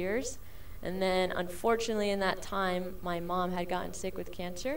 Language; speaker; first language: English; early bilingual, other home language; Spanish